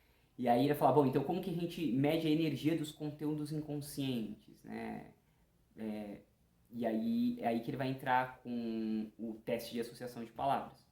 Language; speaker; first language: Portuguese; native; Portuguese